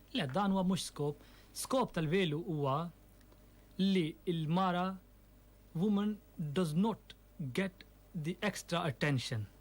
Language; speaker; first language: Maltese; non-native, fluent; Urdu